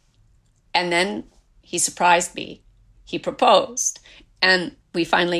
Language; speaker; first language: English; native; English